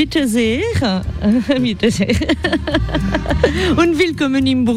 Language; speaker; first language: German; non-native, fluent; French